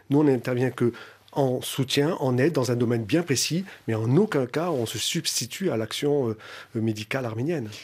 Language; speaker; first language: French; native; French